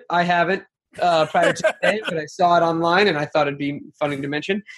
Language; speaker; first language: English; native; English